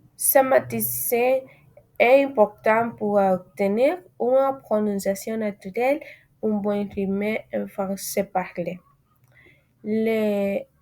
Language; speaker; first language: French; non-native, learner; Spanish